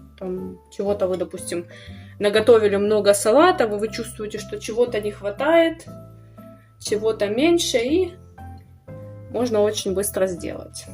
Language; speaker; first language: Russian; native; Russian